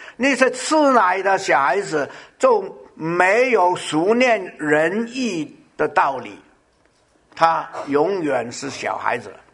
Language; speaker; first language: Chinese; non-native, local second language; Cantonese